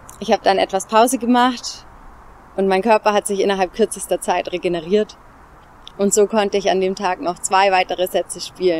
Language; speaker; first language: German; native; German